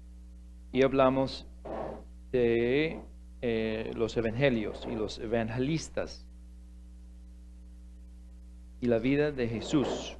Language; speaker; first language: Spanish; non-native, fluent; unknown